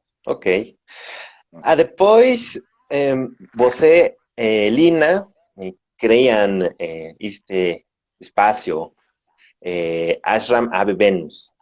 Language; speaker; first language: Portuguese; non-native, learner; Spanish